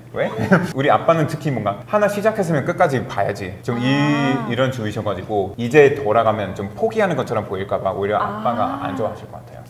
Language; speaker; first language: Korean; non-native, fluent; English